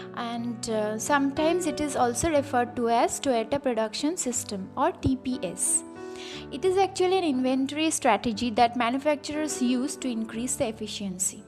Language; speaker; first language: English; non-native, local second language; Bangla